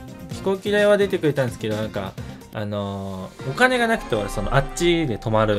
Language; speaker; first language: Japanese; native; Japanese